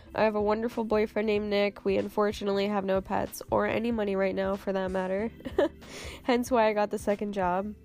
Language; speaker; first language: English; native; English